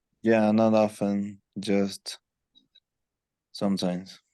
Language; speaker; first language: English; non-native, learner; Spanish